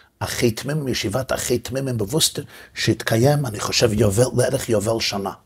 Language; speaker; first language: Hebrew; non-native, fluent; English